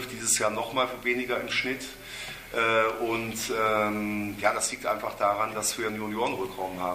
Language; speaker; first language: German; native; German